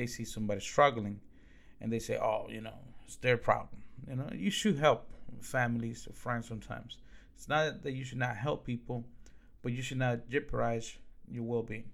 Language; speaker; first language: English; early bilingual, other home language; Spanish